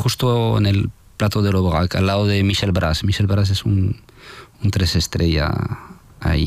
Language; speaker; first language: Spanish; non-native, fluent; French